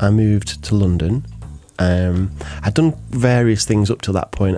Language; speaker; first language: English; native; English